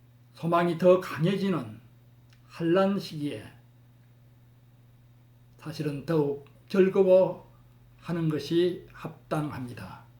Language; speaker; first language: Korean; native; Korean